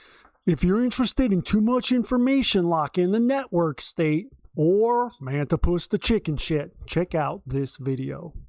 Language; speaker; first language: English; native; English